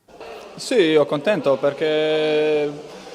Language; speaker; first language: Italian; non-native, learner; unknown